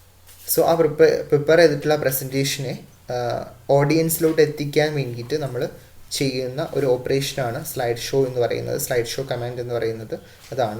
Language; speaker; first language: Malayalam; native; Malayalam